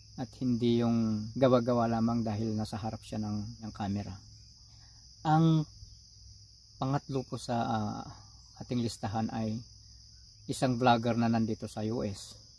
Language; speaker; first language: Filipino; non-native, local second language; Iloko